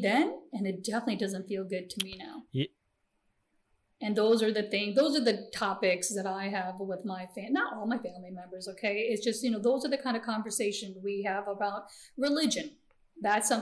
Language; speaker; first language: English; early bilingual, other home language; Gujarati